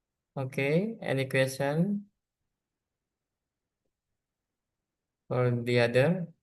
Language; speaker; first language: English; non-native, learner; Indonesian